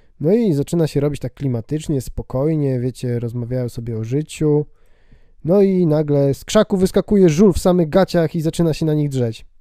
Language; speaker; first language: Polish; native; Polish